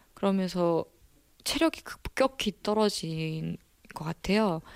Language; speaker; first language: Korean; native; Korean